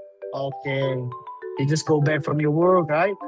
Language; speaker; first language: English; non-native, learner; Indonesian